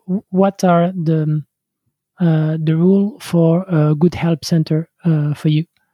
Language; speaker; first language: English; non-native, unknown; French